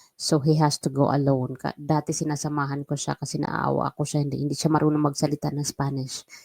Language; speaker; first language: Filipino; non-native, local second language; Waray